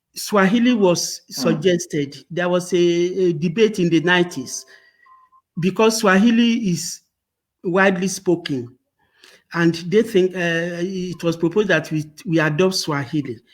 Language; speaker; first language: English; non-native, local second language; Yoruba